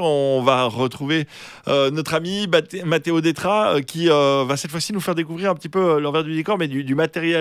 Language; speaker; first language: French; native; French